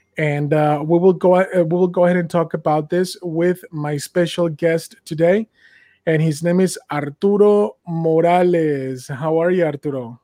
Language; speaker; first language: English; non-native, fluent; Spanish